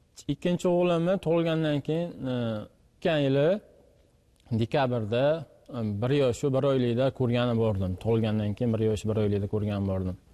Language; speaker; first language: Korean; non-native, learner; Uzbek